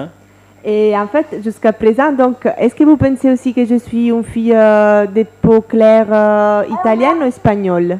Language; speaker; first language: French; non-native, fluent; Italian